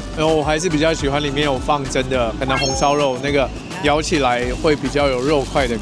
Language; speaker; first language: Chinese; native; Chinese